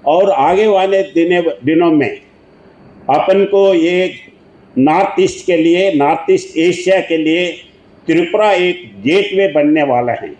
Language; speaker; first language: Hindi; non-native, local second language; Telugu